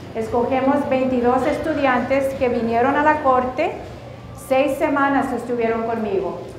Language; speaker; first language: Spanish; early bilingual, heritage; Spanish